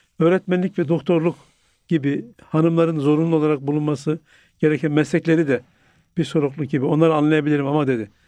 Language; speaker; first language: Turkish; native; Turkish